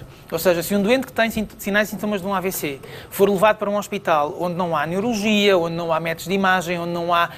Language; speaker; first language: Portuguese; native; Portuguese